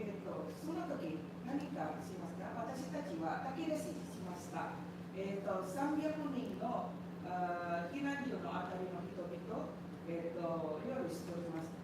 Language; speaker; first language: Japanese; non-native, learner; Indonesian